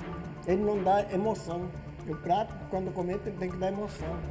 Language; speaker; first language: Portuguese; non-native, fluent; Japanese